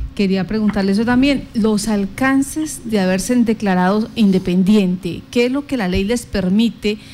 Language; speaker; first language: Spanish; native; Spanish